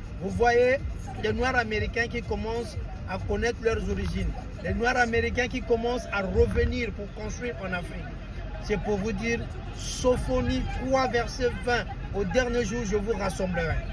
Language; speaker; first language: French; non-native, local second language; Kongo